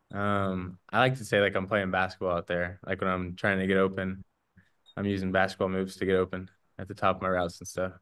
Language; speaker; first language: English; native; English